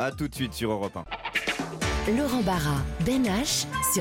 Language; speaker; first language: French; native; French